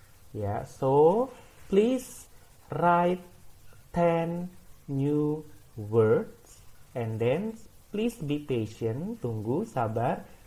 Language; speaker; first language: English; non-native, fluent; Indonesian